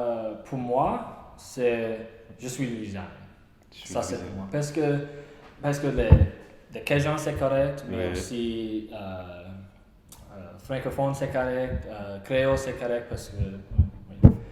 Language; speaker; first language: French; non-native, learner; English